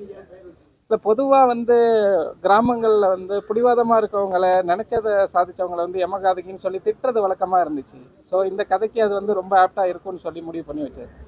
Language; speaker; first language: Tamil; native; Tamil